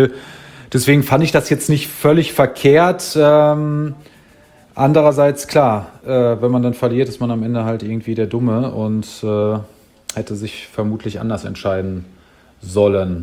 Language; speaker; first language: German; native; German